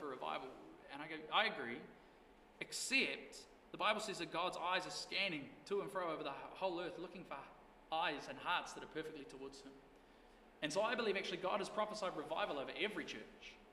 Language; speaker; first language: English; native; English